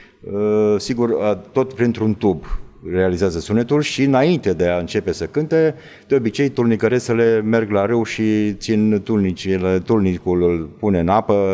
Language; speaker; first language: Romanian; native; Romanian